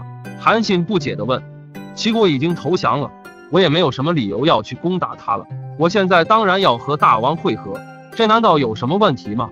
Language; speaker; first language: Chinese; native; Chinese